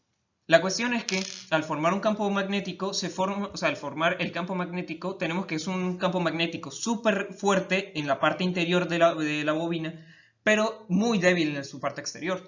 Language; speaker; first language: Spanish; native; Spanish